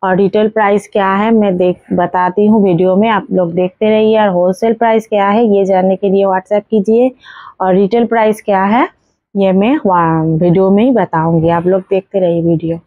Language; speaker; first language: Hindi; non-native, local second language; Bangla